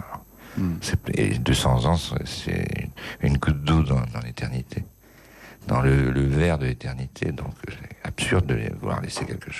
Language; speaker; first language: French; native; French